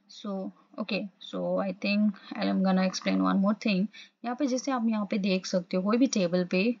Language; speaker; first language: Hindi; non-native, local second language; Assamese